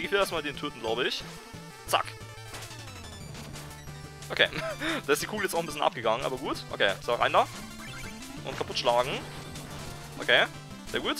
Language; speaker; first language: German; native; German